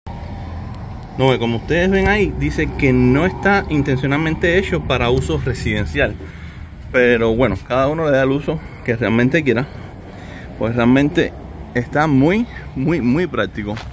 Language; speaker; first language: Spanish; native; Spanish